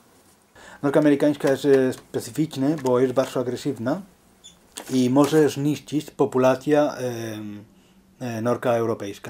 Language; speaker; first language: Polish; non-native, learner; Spanish